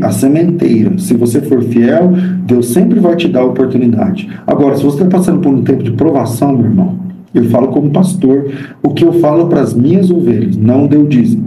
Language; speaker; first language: Portuguese; native; Portuguese